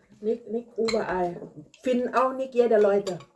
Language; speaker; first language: German; non-native, learner; Thai